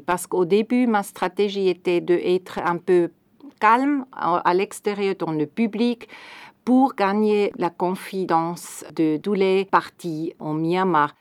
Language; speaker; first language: French; non-native, fluent; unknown